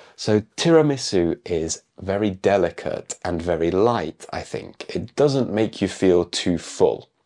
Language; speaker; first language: English; native; English